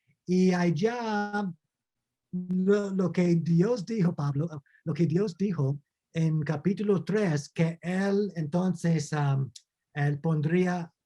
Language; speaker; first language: Spanish; non-native, fluent; English